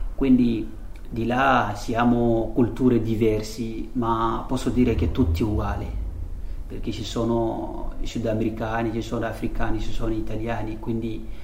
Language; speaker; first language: Italian; non-native, fluent; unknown